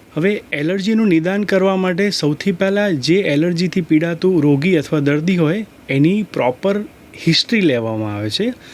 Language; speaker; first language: Gujarati; native; Gujarati